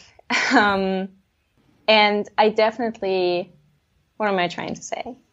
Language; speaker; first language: English; non-native, fluent; German